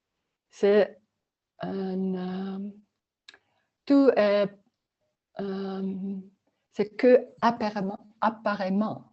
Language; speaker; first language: French; non-native, learner; Dutch